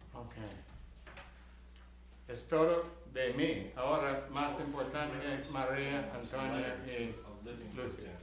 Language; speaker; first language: Spanish; non-native, learner; English